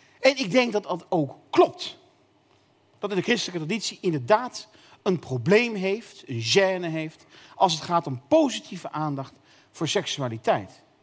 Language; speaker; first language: Dutch; native; Dutch